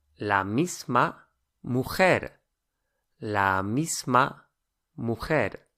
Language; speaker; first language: Spanish; non-native, fluent; English